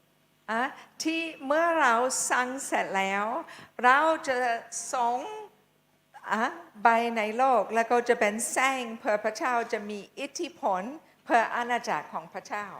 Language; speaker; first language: Thai; non-native, fluent; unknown